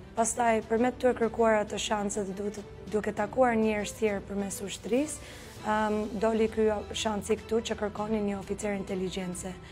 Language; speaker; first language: Albanian; early bilingual, heritage; Albanian